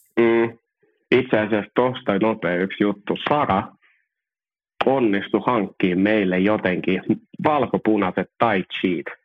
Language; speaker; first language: Finnish; early bilingual, other home language; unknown